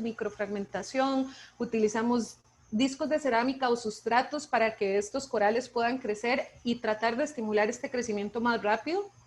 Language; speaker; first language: Spanish; native; Spanish